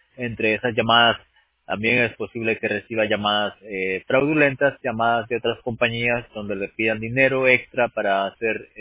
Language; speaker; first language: Spanish; native; Spanish